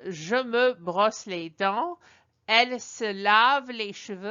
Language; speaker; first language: French; non-native, fluent; English